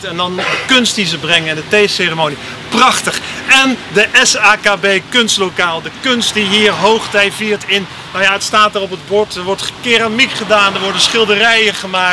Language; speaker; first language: Dutch; native; Dutch